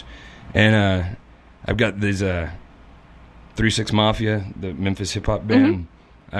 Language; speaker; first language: English; native; English